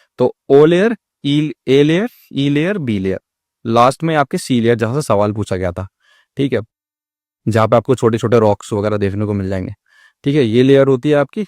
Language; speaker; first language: Hindi; native; Hindi